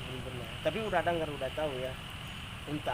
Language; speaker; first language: Indonesian; non-native, learner; Somali